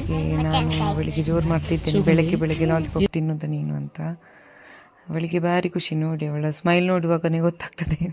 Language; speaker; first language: Kannada; non-native, local second language; Tulu